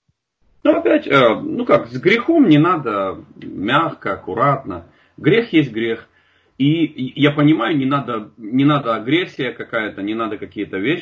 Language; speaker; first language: Russian; native; Russian